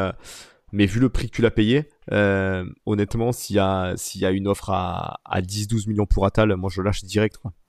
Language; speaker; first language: French; native; French